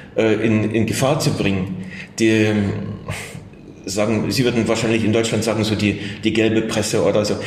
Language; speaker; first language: German; native; German